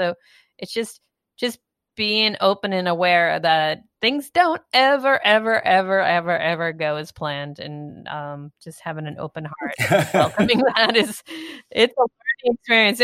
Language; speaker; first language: English; native; English